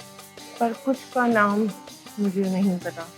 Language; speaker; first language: Hindi; native; Hindi